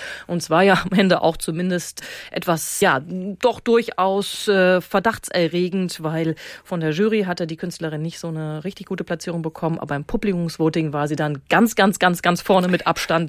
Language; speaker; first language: German; native; German